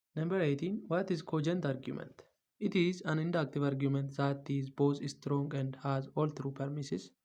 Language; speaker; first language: English; non-native, local second language; Amharic